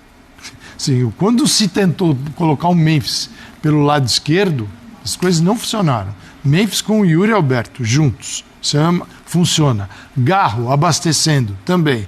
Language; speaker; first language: Portuguese; native; Portuguese